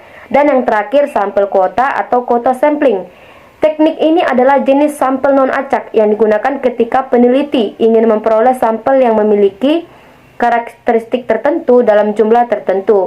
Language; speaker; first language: Indonesian; native; Indonesian